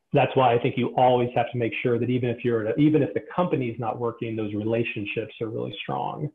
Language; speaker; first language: English; native; English